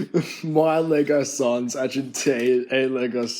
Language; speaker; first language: French; non-native, learner; English